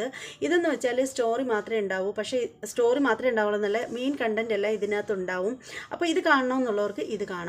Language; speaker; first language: Malayalam; native; Malayalam